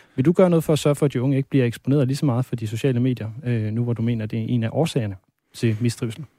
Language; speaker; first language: Danish; native; Danish